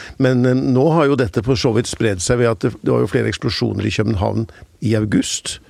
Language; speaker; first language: Norwegian; native; Norwegian